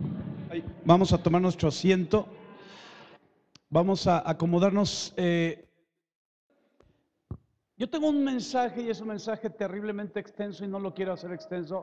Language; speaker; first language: Spanish; native; Spanish